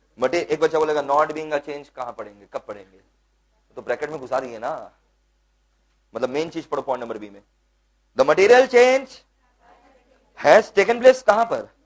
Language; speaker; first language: Hindi; non-native, local second language; Bangla